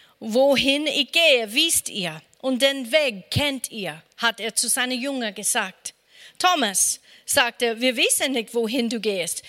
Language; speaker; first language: German; non-native, fluent; English